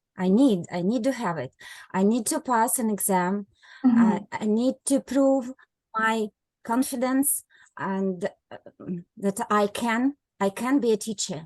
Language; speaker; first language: English; non-native, learner; Russian